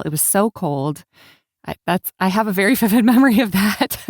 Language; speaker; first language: English; native; English